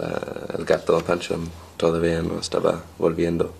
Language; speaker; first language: Spanish; non-native, learner; English